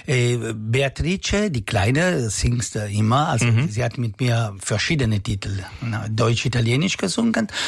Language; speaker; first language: German; non-native, fluent; Italian